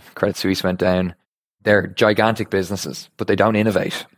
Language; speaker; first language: English; native; English